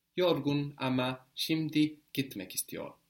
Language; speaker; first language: Turkish; non-native, fluent; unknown